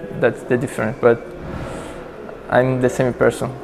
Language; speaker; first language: English; non-native, learner; Portuguese